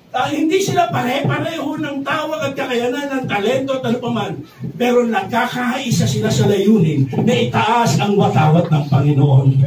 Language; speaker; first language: Filipino; native; Filipino